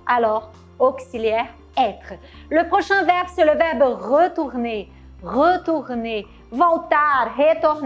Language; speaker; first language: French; non-native, fluent; Portuguese